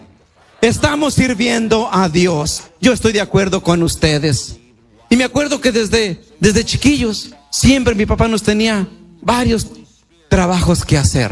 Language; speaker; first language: Spanish; native; Spanish